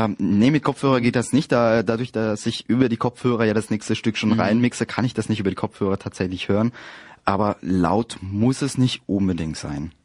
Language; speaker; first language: German; early bilingual, other home language; French